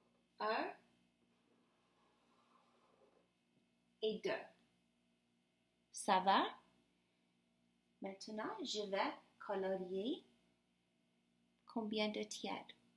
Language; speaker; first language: French; non-native, fluent; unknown